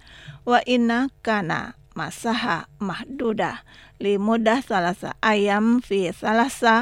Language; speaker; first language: Arabic; non-native, fluent; Indonesian